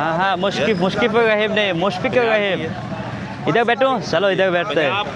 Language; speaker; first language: Hindi; non-native, fluent; Bangla